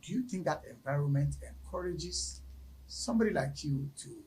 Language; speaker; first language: English; non-native, local second language; Yoruba